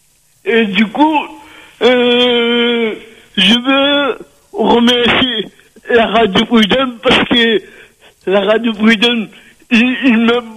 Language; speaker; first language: French; non-native, local second language; Réunion Creole French